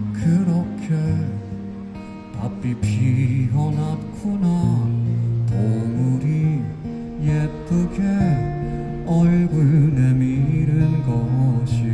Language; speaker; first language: Korean; native; Korean